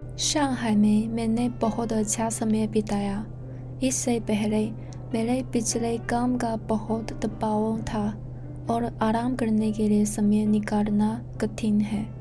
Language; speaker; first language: Hindi; non-native, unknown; Chinese